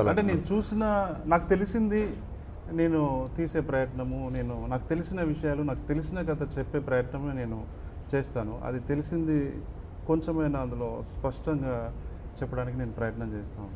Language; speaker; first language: Telugu; native; Telugu